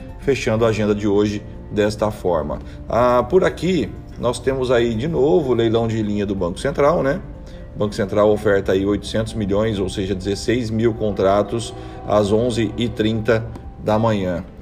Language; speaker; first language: Portuguese; native; Portuguese